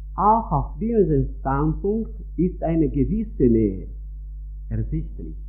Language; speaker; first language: German; non-native, fluent; Italian